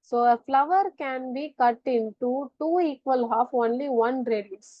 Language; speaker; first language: English; non-native, local second language; Tamil